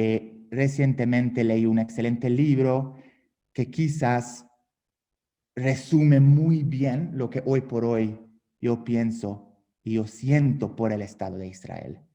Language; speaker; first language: Spanish; non-native, fluent; Hungarian